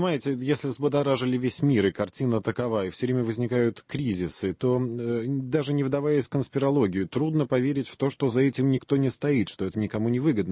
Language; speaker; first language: Russian; native; Russian